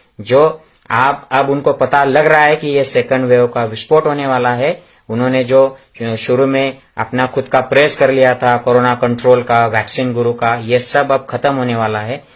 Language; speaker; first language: Hindi; non-native, local second language; Marathi